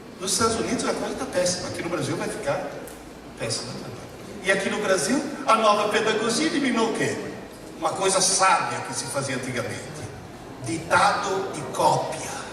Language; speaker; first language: Portuguese; early bilingual, other home language; Italian